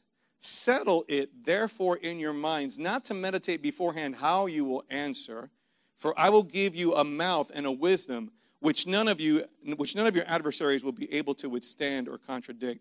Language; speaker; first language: English; native; English